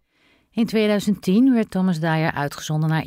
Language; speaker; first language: Dutch; native; Dutch